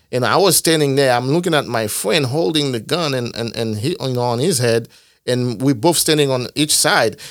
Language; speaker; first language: English; non-native, fluent; Haitian Creole